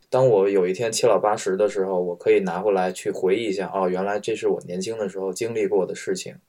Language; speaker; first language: Chinese; native; Chinese